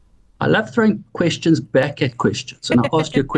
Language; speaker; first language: English; native; English